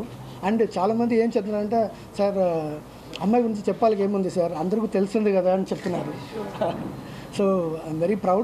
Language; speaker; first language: Telugu; non-native, local second language; Tamil